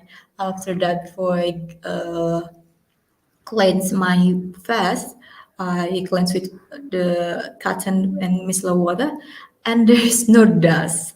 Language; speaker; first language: English; non-native, learner; Indonesian